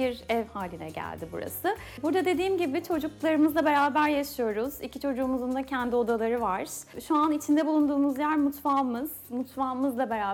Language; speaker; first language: Turkish; native; Turkish